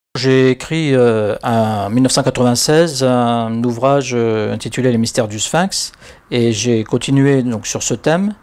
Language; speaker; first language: French; native; French